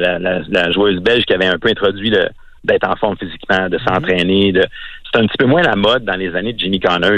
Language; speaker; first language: French; native; French